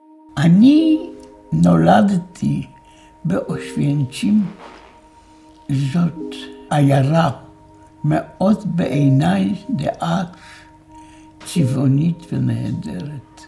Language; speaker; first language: Hebrew; non-native, fluent; Polish